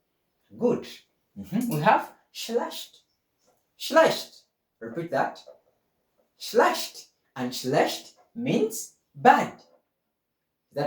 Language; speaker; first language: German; non-native, fluent; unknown